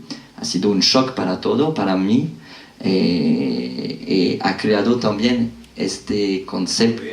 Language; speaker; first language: Spanish; non-native, fluent; French